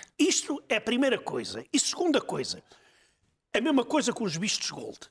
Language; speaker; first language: Portuguese; native; Portuguese